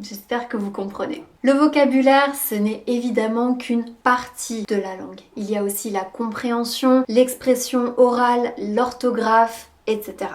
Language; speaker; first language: French; native; French